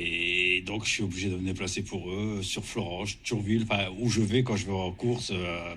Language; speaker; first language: French; native; French